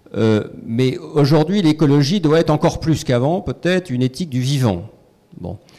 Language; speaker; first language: French; native; French